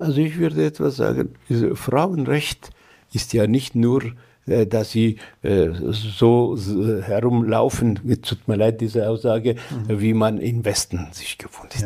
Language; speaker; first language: German; non-native, fluent; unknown